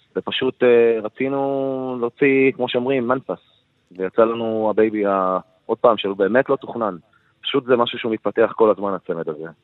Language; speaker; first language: Hebrew; non-native, local second language; Arabic